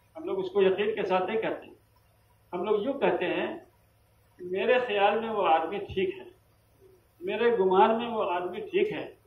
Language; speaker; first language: Urdu; native; Urdu